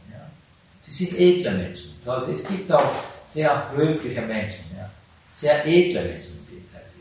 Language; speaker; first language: German; non-native, learner; Sinhala